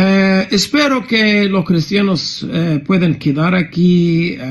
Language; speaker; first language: Spanish; non-native, fluent; Arabic